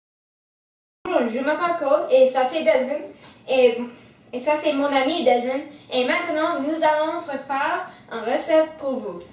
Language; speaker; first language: French; non-native, learner; English